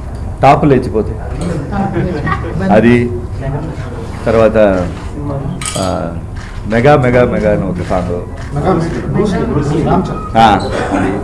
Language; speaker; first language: Telugu; non-native, local second language; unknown